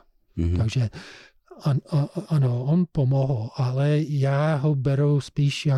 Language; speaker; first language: Czech; non-native, fluent; English